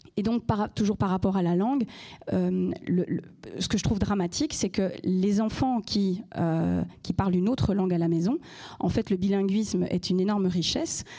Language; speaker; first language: French; native; French